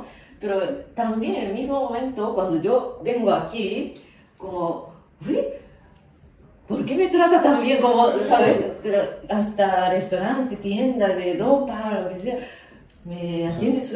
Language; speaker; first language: Spanish; non-native, fluent; Japanese